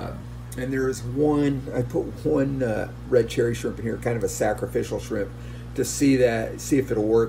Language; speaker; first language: English; native; English